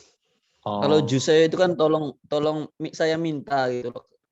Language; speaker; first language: Indonesian; native; Indonesian